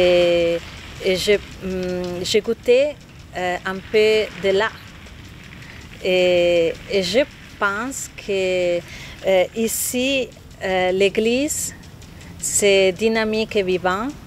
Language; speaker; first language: French; non-native, fluent; Italian